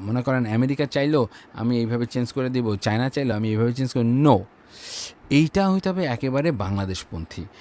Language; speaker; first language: Bangla; native; Bangla